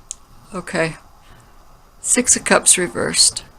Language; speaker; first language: English; native; English